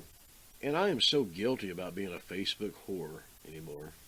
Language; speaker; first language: English; native; English